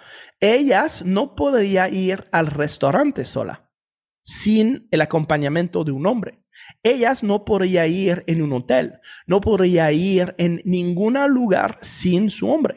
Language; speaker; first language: Spanish; non-native, fluent; French